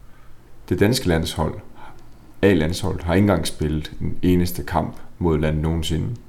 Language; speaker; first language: Danish; native; Danish